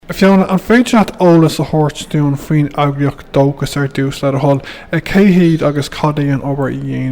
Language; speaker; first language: Irish; non-native, local second language; English